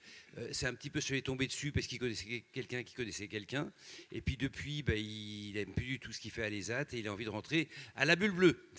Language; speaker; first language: French; native; French